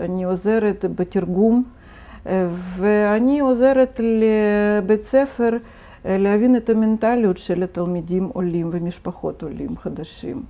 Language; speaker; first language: Hebrew; non-native, fluent; Russian